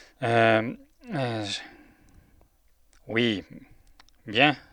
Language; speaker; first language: French; non-native, local second language; German